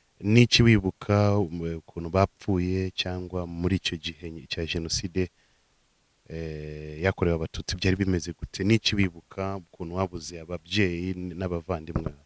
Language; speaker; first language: Kinyarwanda; native; Kinyarwanda